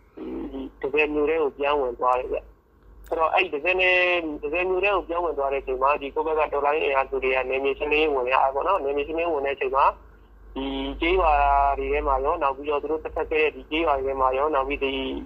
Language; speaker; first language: Burmese; native; Burmese